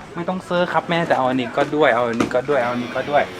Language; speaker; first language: Thai; non-native, fluent; English